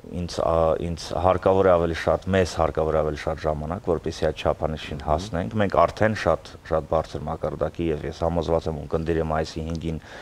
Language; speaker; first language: Armenian; early bilingual, heritage; Armenian